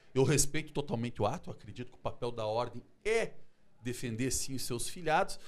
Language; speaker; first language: Portuguese; native; Portuguese